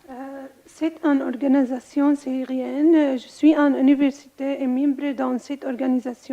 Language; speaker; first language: French; non-native, learner; Arabic